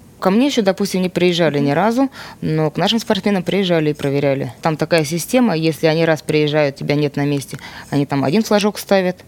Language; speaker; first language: Russian; native; Russian